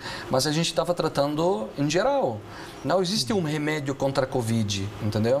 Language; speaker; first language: Portuguese; non-native, fluent; Arabic